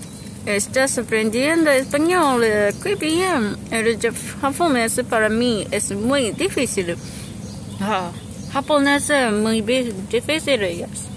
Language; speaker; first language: Spanish; non-native, learner; Japanese